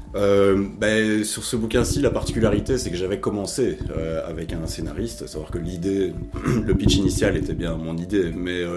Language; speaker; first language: French; native; French